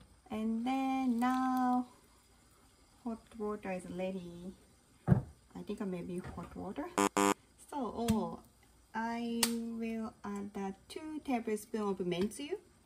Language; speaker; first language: English; non-native, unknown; Japanese